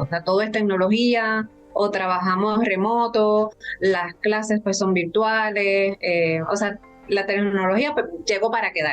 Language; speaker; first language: Spanish; native; Spanish